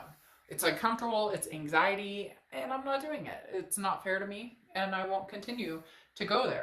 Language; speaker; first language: English; native; English